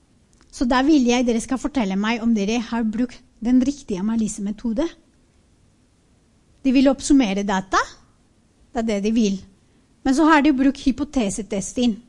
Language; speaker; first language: Norwegian; non-native, fluent; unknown